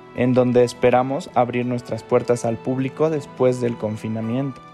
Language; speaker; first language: Spanish; non-native, fluent; Chinese